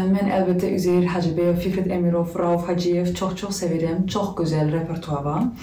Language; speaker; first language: Azerbaijani; non-native, learner; German